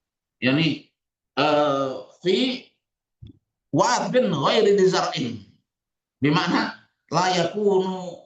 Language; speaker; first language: Arabic; non-native, fluent; Indonesian